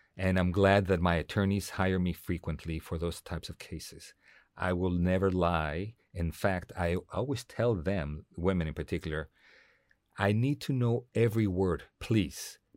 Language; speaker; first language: English; non-native, fluent; Spanish